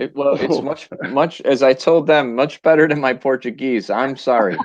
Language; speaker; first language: English; native; English